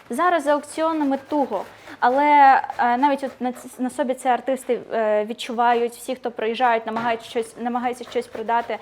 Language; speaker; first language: Ukrainian; native; Ukrainian